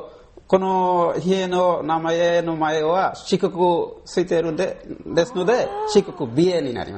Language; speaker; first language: Japanese; non-native, learner; Bangla